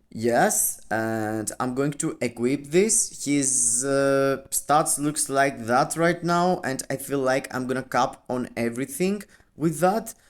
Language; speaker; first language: English; non-native, fluent; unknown